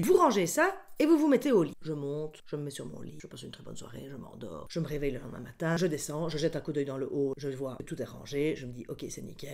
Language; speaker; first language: French; native; French